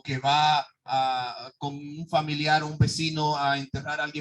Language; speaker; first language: Spanish; native; Spanish